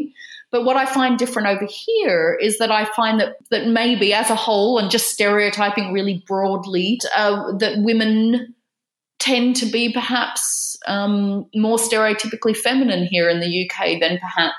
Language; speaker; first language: English; native; English